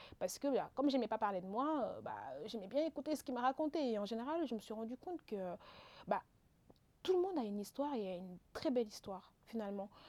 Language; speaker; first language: French; non-native, local second language; Wolof